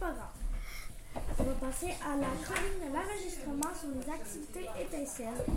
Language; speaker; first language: French; native; French